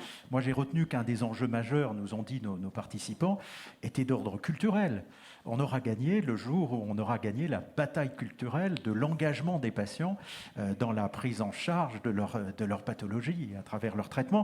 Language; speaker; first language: French; native; French